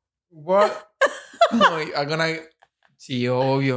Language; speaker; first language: English; non-native, learner; Spanish